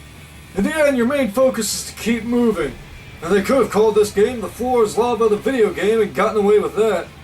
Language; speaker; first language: English; native; English